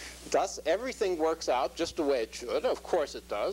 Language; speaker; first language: English; native; English